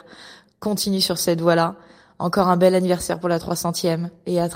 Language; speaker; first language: French; native; French